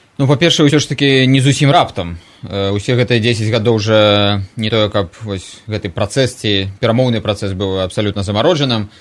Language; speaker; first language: Belarusian; non-native, local second language; Russian